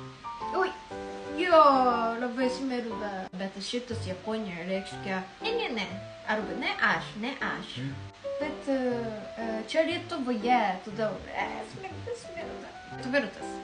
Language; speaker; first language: Lithuanian; non-native, learner; Japanese